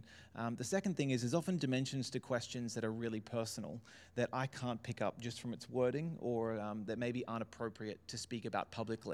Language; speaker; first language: English; native; English